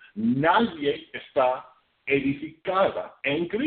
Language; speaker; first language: Spanish; non-native, fluent; English